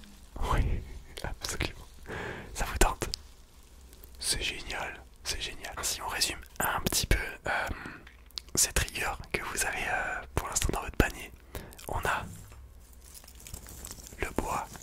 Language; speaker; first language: French; native; French